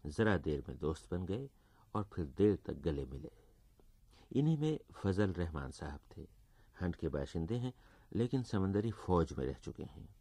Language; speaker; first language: Urdu; native; Urdu